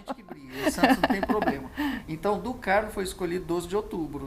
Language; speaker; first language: Portuguese; native; Portuguese